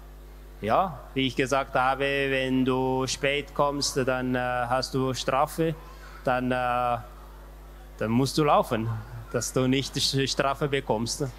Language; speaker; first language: German; non-native, learner; Tigrinya